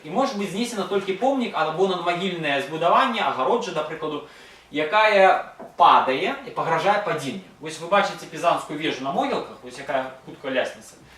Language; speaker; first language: Belarusian; non-native, local second language; Russian